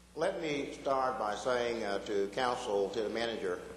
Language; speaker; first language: English; native; English